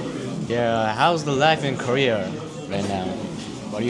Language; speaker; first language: English; non-native, fluent; Mongolian